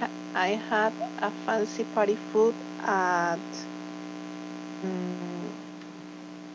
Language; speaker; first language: English; non-native, learner; Spanish